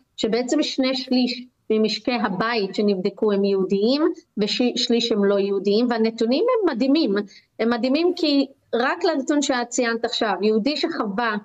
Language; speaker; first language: Hebrew; native; Hebrew